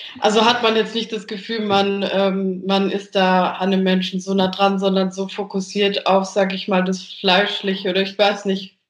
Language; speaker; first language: German; early bilingual, other home language; Italian